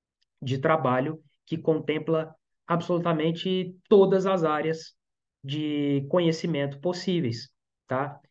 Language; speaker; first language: Portuguese; native; Portuguese